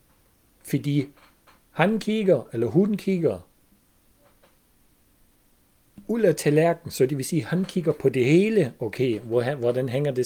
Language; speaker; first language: Danish; non-native, fluent; German